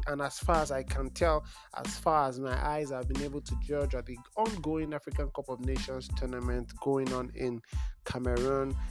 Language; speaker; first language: English; non-native, local second language; Yoruba